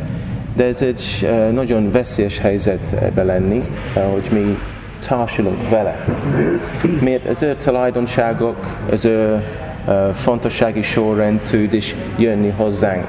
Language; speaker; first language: Hungarian; non-native, learner; English